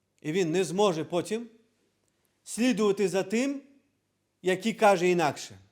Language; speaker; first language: Ukrainian; non-native, local second language; Crimean Tatar